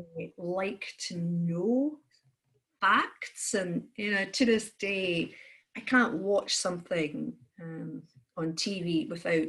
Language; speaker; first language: English; native; English